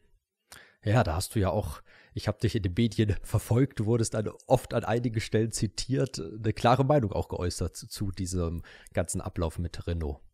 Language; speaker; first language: German; native; German